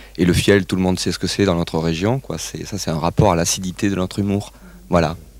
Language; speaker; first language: French; native; French